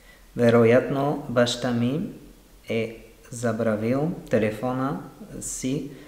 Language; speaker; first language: Bulgarian; non-native, learner; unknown